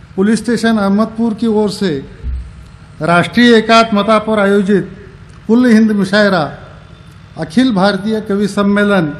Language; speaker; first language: Hindi; non-native, local second language; Marathi